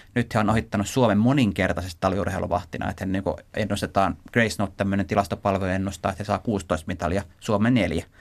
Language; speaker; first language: Finnish; native; Finnish